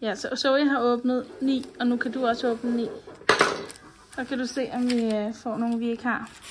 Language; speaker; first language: Danish; native; Danish